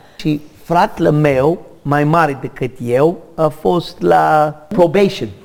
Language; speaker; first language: Romanian; non-native, learner; English